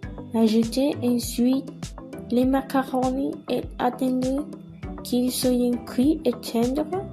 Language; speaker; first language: French; non-native, learner; Spanish